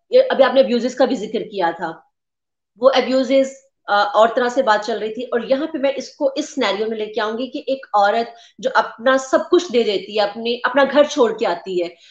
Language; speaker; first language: Urdu; native; Urdu